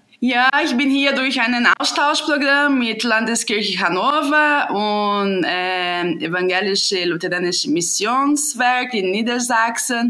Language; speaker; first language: German; non-native, fluent; Portuguese